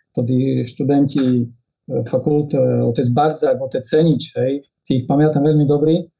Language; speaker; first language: Slovak; native; Slovak